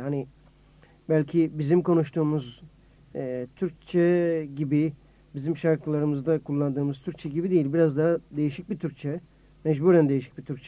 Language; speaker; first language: Turkish; native; Turkish